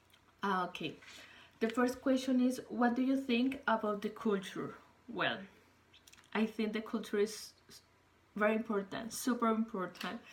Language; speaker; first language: English; non-native, learner; Spanish